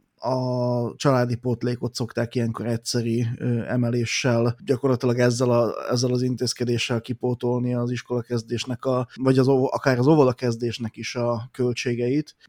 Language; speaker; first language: Hungarian; native; Hungarian